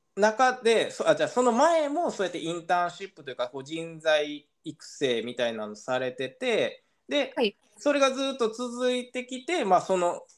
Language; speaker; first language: Japanese; native; Japanese